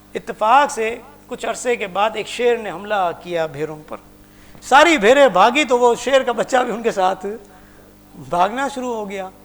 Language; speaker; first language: Urdu; non-native, local second language; Punjabi